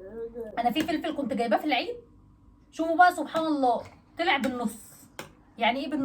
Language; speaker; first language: Arabic; native; Arabic